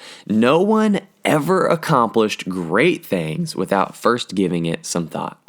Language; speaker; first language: English; native; English